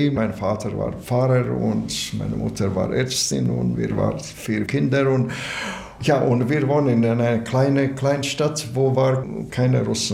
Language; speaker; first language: German; non-native, fluent; Latvian